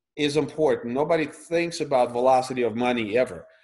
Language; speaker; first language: English; early bilingual, other home language; Russian